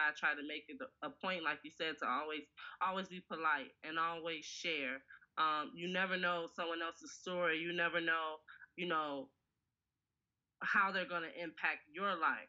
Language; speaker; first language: English; native; English